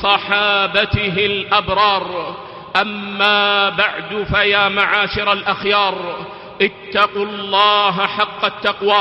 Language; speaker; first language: Arabic; native; Arabic